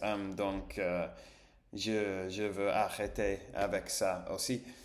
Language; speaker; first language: French; non-native, fluent; Spanish